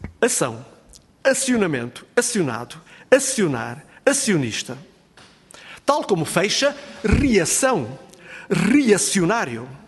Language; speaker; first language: Portuguese; native; Portuguese